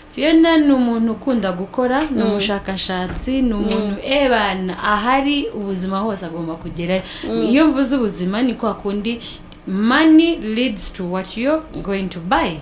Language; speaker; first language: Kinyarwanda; early bilingual, heritage; Kinyarwanda